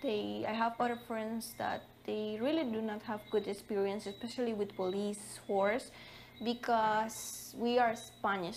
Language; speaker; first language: English; non-native, learner; Spanish